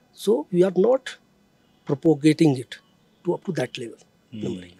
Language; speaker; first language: Hindi; native; Hindi